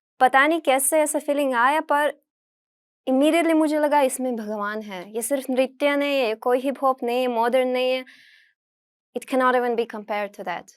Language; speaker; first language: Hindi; non-native, fluent; Russian